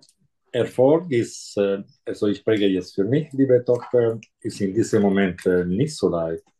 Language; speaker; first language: German; non-native, local second language; Italian